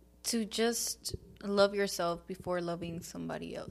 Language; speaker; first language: English; early bilingual, other home language; Spanish